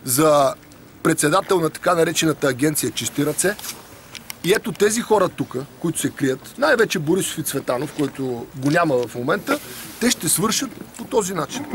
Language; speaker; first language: Bulgarian; native; Bulgarian